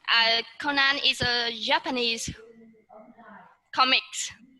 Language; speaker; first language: English; non-native, learner; Vietnamese